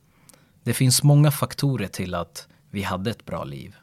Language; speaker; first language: Swedish; early bilingual, other home language; Lingala